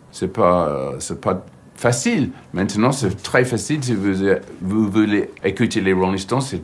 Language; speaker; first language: French; non-native, learner; English